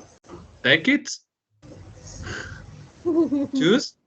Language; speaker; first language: English; non-native, learner; Spanish